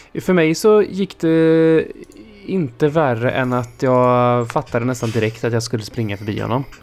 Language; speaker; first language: Swedish; native; Swedish